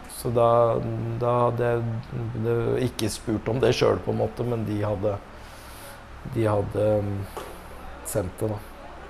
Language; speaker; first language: Norwegian; early bilingual, other home language; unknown